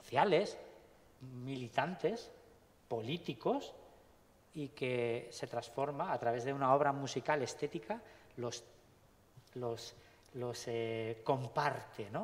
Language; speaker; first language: Spanish; native; Spanish